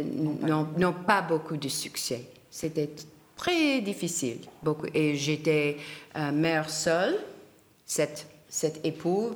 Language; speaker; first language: French; non-native, learner; English